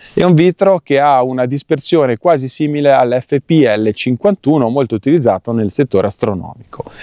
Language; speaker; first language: Italian; native; Italian